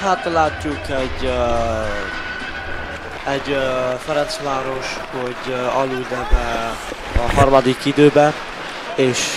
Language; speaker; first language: Hungarian; early bilingual, heritage; Hungarian